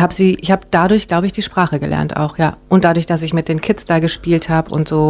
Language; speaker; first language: German; early bilingual, other home language; Japanese